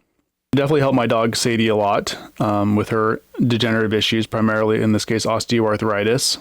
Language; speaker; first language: English; native; English